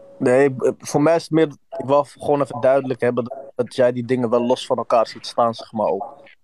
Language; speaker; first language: Dutch; early bilingual, other home language; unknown